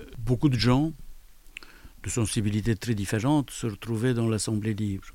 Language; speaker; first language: French; native; French